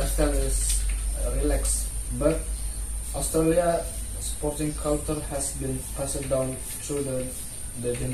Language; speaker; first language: English; non-native, learner; Indonesian